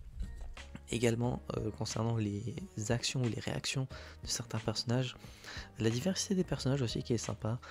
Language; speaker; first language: French; native; French